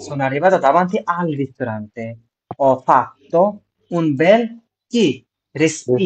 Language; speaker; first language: Italian; non-native, fluent; Bangla